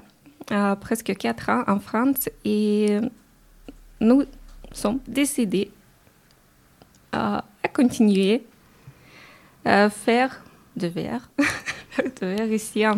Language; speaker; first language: French; non-native, learner; Ukrainian